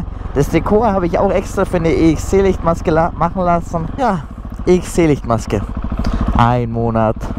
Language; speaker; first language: German; native; German